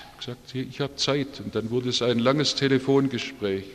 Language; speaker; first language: German; native; German